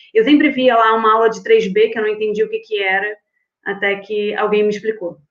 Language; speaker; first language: Portuguese; native; Portuguese